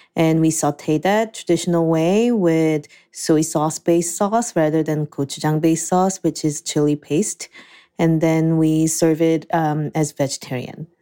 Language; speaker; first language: English; non-native, fluent; Korean